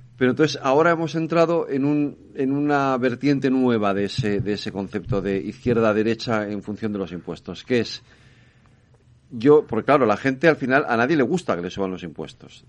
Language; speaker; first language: Spanish; native; Spanish